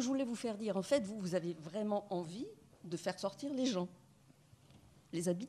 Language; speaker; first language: French; native; French